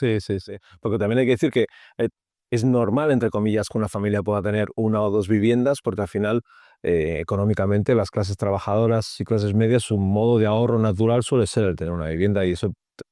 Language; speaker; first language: Spanish; native; Spanish